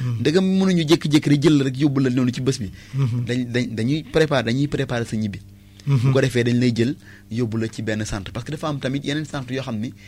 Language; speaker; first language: Wolof; native; Wolof